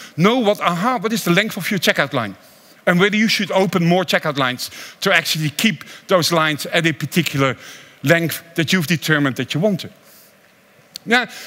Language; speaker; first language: English; non-native, fluent; Dutch